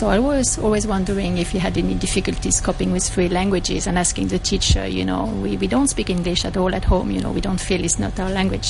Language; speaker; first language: English; non-native, fluent; French